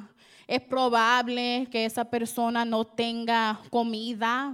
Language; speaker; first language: Spanish; early bilingual, heritage; Spanish